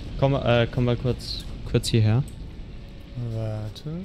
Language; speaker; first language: German; native; German